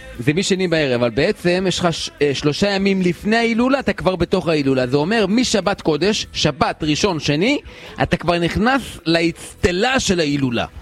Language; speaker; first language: Hebrew; native; Hebrew